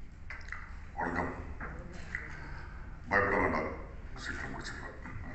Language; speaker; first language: Tamil; non-native, learner; Malayalam